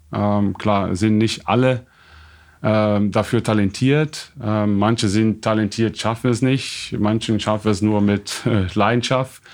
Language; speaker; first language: German; non-native, fluent; Portuguese